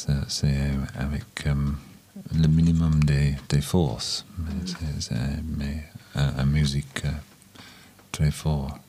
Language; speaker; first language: French; non-native, learner; English